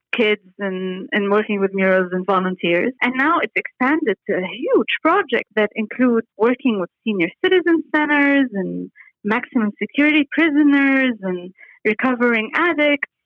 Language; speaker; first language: English; non-native, fluent; Arabic